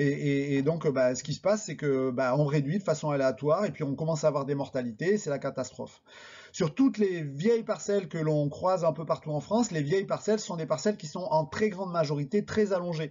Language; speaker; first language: French; native; French